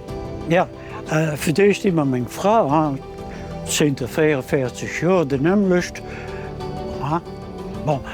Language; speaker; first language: German; non-native, local second language; Luxembourgish